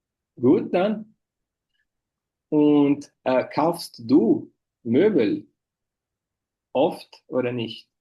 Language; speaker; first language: German; non-native, fluent; Portuguese